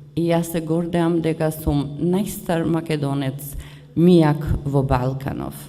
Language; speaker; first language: Macedonian; early bilingual, heritage; Macedonian